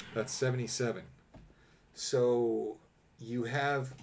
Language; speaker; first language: English; native; English